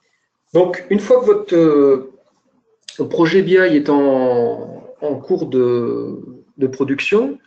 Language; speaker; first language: French; native; French